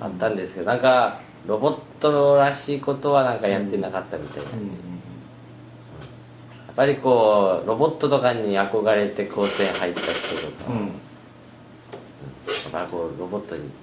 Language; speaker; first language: Japanese; native; Japanese